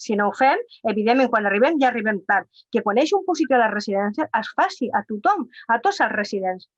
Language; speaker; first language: Catalan; non-native, local second language; Spanish